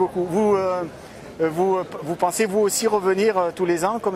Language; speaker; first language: French; native; French